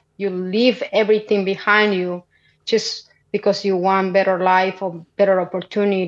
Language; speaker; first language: English; non-native, fluent; Quechua